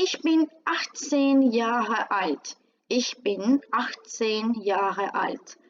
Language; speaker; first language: German; non-native, fluent; Turkish